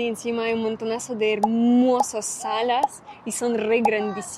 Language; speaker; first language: Spanish; non-native, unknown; Russian